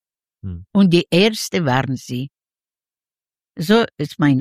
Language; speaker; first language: German; non-native, learner; Yiddish